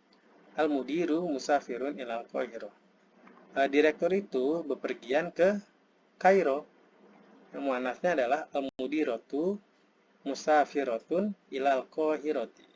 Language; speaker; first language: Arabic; non-native, fluent; Indonesian